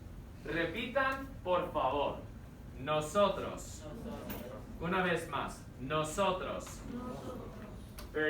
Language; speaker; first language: Spanish; non-native, fluent; English